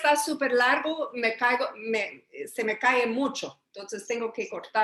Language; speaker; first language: Spanish; early bilingual, heritage; Spanish